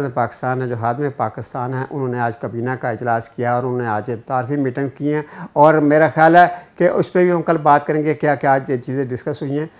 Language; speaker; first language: Urdu; non-native, local second language; Punjabi